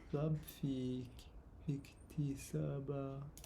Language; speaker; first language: Arabic; non-native, learner; English